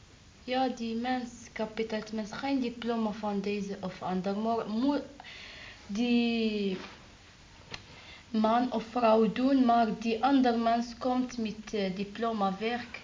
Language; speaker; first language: Dutch; non-native, learner; Arabic